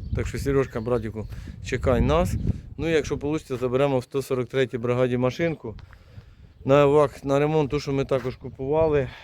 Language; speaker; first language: Ukrainian; native; Ukrainian